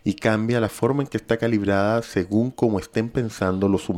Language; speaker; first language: Spanish; native; Spanish